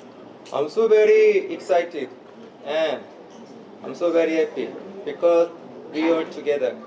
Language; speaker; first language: English; non-native, learner; Korean